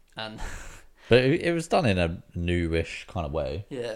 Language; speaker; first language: English; native; English